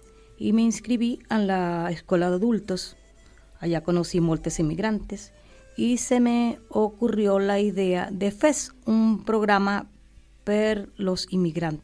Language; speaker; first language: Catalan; non-native, learner; Spanish